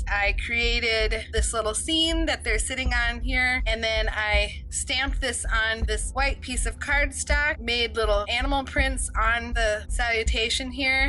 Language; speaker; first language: English; native; English